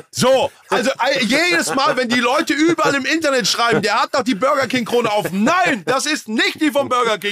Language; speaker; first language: German; native; German